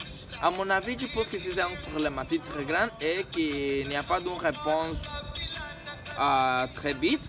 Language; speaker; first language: French; non-native, learner; Spanish